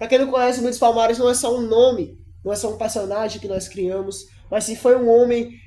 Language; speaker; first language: Portuguese; native; Portuguese